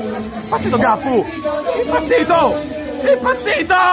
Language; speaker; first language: Italian; native; Italian